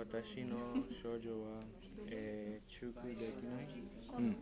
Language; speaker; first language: Japanese; non-native, learner; English